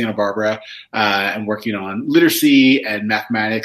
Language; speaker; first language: English; native; English